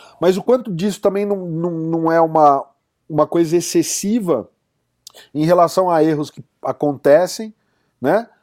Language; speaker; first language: Portuguese; native; Portuguese